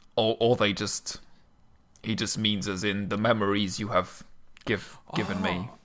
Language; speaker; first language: English; non-native, fluent; Luxembourgish